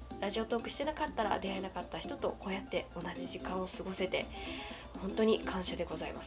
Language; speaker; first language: Japanese; native; Japanese